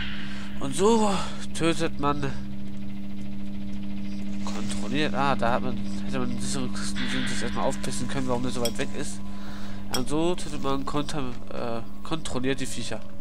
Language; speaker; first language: German; native; German